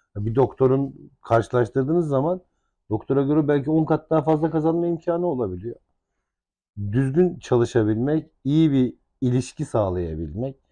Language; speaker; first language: Turkish; native; Turkish